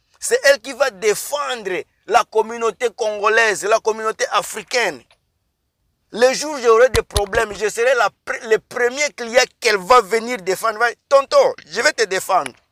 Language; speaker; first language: French; non-native, local second language; Lingala